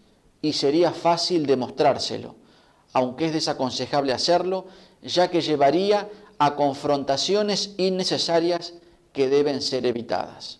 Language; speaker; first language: Spanish; native; Spanish